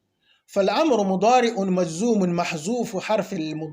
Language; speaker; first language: Arabic; non-native, fluent; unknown